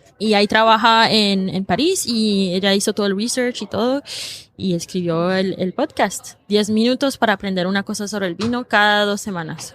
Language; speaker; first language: Spanish; early bilingual, heritage; Spanish